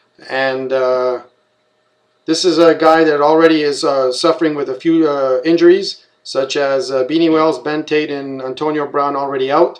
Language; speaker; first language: English; native; English